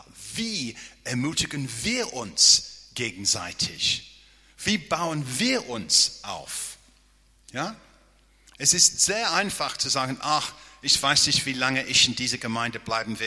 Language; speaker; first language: German; non-native, fluent; English